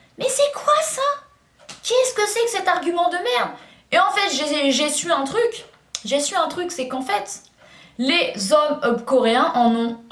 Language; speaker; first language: French; native; French